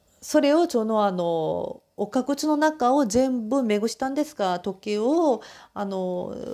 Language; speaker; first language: Japanese; non-native, fluent; Korean